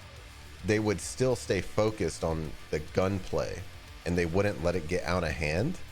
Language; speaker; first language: English; native; English